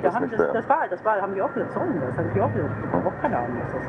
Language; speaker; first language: German; native; German